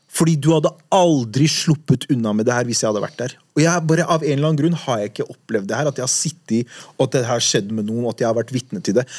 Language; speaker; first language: Norwegian; early bilingual, other home language; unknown